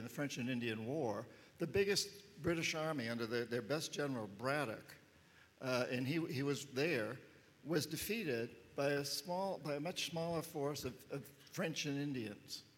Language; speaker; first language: English; native; English